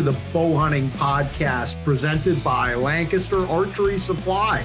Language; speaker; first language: English; native; English